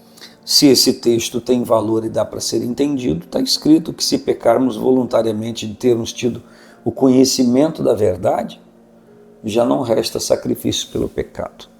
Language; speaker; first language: Portuguese; native; Portuguese